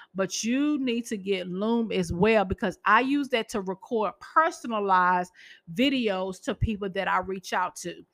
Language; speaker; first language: English; native; English